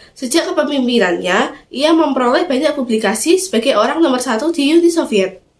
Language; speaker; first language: Indonesian; native; Indonesian